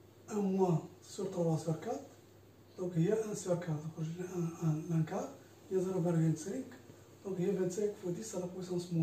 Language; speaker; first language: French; non-native, local second language; Arabic